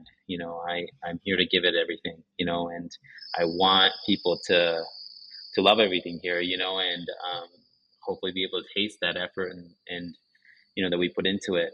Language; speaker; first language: English; early bilingual, other home language; Japanese